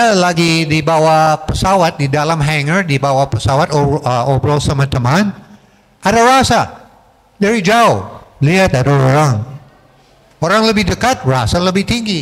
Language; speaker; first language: Indonesian; non-native, fluent; English